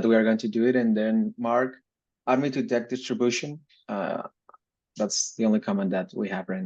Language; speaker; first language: English; non-native, fluent; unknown